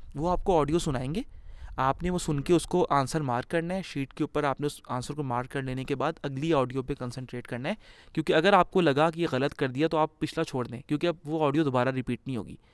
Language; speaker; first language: Urdu; native; Urdu